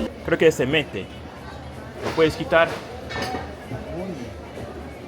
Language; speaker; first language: Spanish; non-native, learner; English